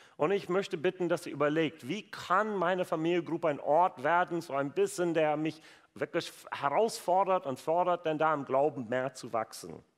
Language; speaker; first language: German; non-native, fluent; English